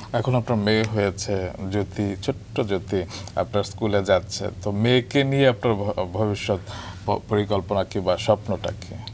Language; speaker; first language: Bangla; native; Bangla